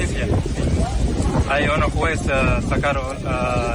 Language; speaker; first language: Spanish; non-native, learner; Arabic